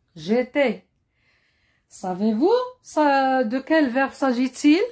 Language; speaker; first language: French; non-native, local second language; Arabic